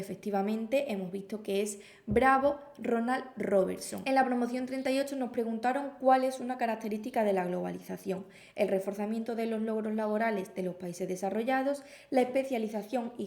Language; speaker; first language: Spanish; native; Spanish